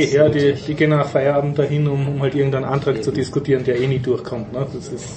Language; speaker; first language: German; native; German